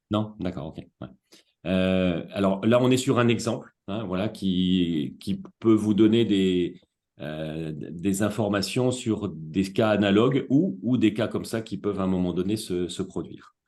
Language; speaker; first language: French; native; French